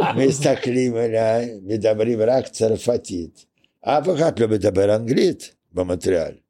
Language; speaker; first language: Hebrew; non-native, fluent; Russian